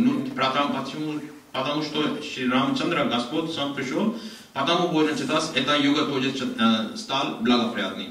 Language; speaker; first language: Russian; non-native, learner; Hindi